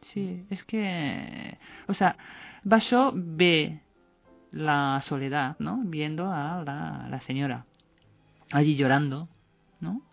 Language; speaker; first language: Spanish; non-native, fluent; Japanese